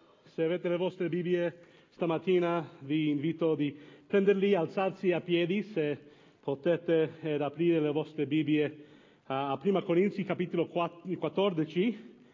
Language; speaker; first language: Italian; non-native, fluent; English